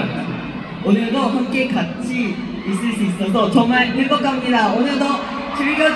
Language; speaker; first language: Korean; native; Korean